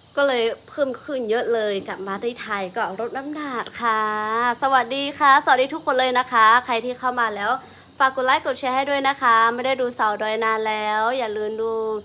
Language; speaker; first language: Thai; non-native, local second language; Lahu